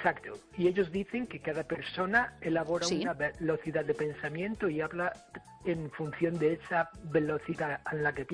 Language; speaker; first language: Spanish; non-native, fluent; English